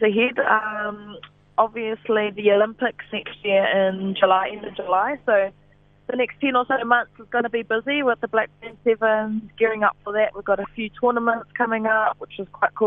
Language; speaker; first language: English; native; English